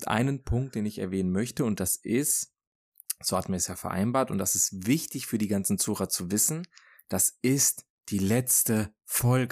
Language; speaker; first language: German; native; German